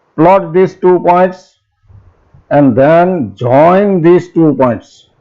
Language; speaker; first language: English; non-native, local second language; Gujarati